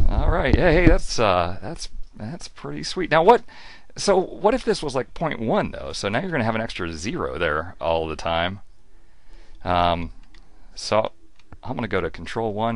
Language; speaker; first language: English; native; English